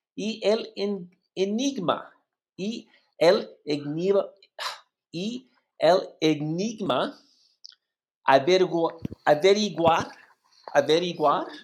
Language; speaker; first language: Spanish; non-native, learner; English